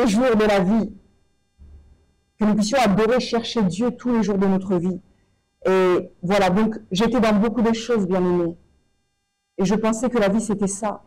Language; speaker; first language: French; native; French